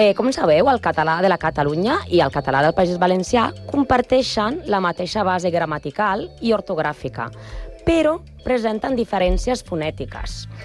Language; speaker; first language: Catalan; non-native, learner; Spanish